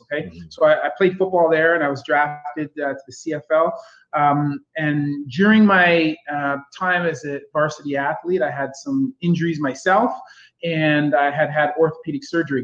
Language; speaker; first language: English; native; English